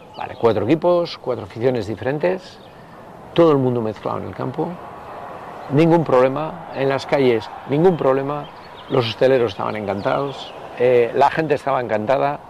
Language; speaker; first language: Spanish; native; Spanish